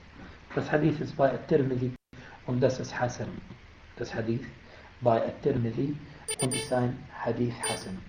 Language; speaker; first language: German; non-native, fluent; Arabic